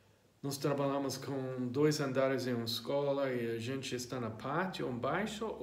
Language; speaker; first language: Portuguese; non-native, fluent; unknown